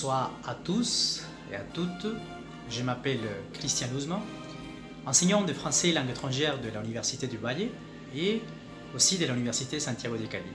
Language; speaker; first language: French; non-native, fluent; Spanish